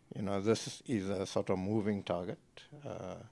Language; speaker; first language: English; native; English